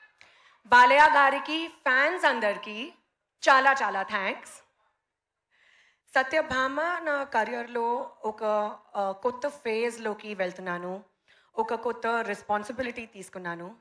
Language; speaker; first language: Telugu; non-native, learner; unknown